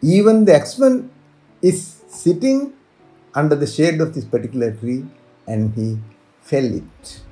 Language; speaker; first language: English; non-native, local second language; Sinhala